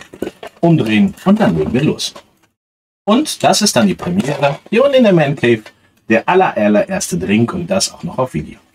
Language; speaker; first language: German; native; German